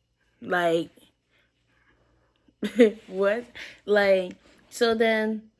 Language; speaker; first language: English; native; English